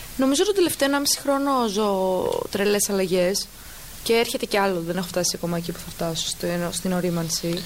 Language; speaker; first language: Greek; early bilingual, heritage; Greek